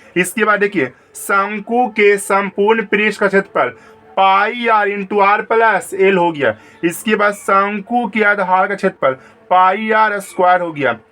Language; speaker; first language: Hindi; native; Hindi